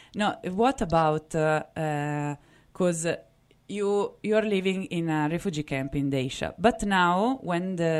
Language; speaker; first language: English; non-native, fluent; Italian